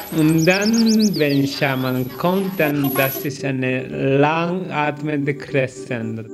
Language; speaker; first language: German; non-native, learner; Korean